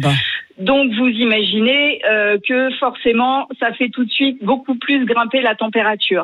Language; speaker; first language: French; native; French